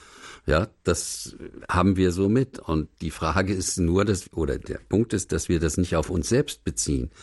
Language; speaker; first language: German; native; German